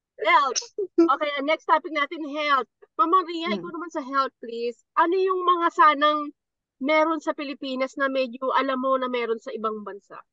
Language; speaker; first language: Filipino; native; Filipino